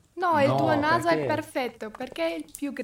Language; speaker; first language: Italian; non-native, learner; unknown